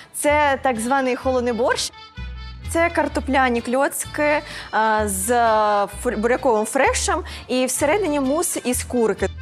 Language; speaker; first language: Ukrainian; native; Ukrainian